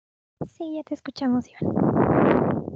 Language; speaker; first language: Spanish; native; Spanish